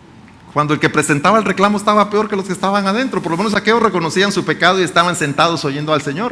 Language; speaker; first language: Spanish; native; Spanish